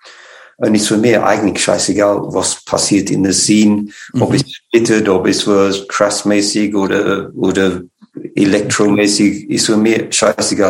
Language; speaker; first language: German; non-native, fluent; English